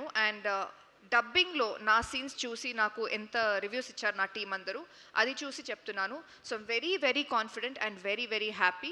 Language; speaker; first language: Telugu; non-native, fluent; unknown